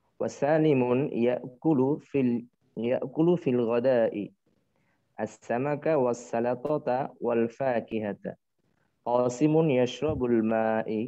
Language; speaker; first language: Arabic; non-native, fluent; Bangla